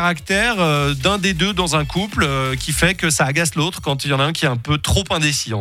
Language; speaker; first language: French; native; French